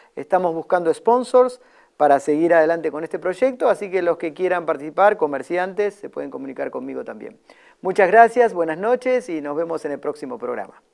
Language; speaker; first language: Spanish; native; Spanish